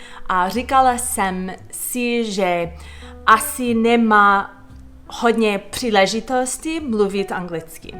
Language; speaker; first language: Czech; non-native, fluent; English